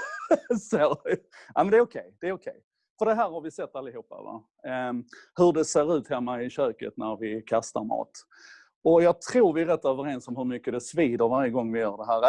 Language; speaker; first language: Swedish; native; Swedish